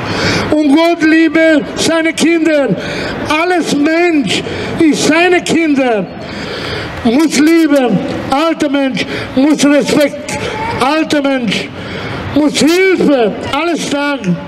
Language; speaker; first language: German; non-native, learner; Romanian